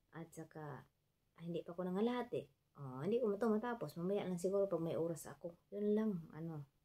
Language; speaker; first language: Filipino; non-native, local second language; Cebuano